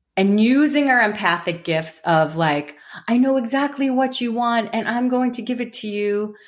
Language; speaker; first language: English; native; English